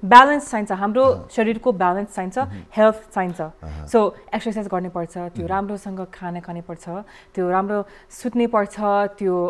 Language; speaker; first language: Nepali; early bilingual, heritage; English